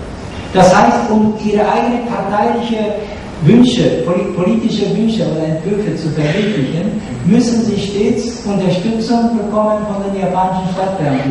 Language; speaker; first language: German; non-native, fluent; Japanese